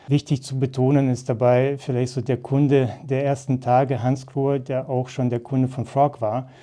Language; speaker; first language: German; early bilingual, other home language; Russian